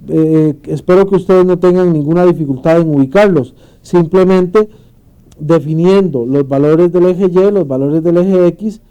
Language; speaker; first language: Spanish; native; Spanish